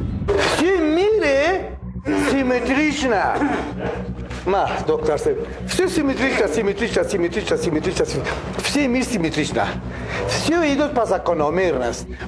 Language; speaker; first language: Russian; non-native, learner; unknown